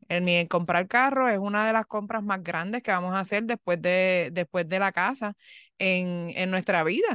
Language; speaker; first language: Spanish; early bilingual, heritage; Spanish